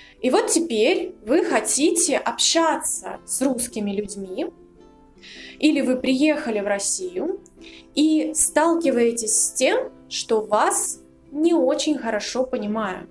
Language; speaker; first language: Russian; native; Russian